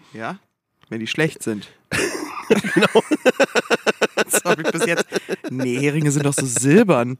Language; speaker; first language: German; native; German